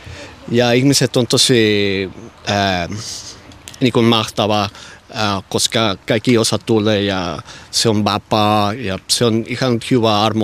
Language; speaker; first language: Finnish; non-native, learner; Spanish